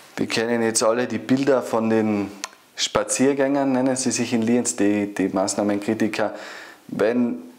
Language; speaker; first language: German; native; German